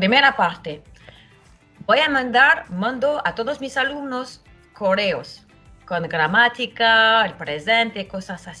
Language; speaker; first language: Spanish; non-native, fluent; French